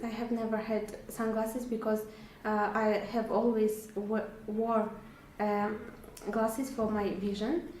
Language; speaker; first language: English; non-native, learner; Russian